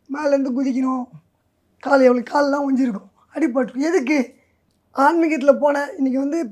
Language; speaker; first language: Tamil; native; Tamil